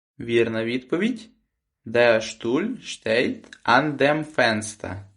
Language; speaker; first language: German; non-native, fluent; Ukrainian